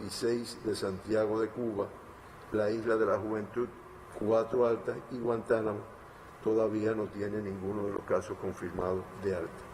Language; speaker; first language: Spanish; native; Spanish